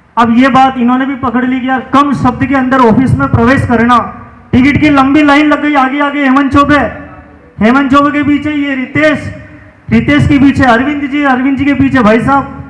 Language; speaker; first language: Hindi; native; Hindi